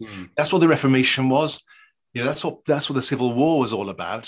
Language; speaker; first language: English; native; English